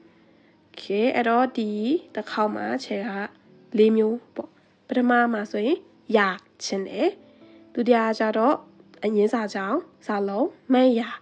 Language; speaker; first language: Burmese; native; Burmese